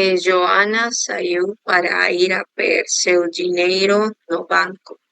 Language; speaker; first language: Portuguese; non-native, learner; Spanish